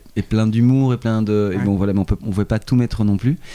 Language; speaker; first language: French; native; French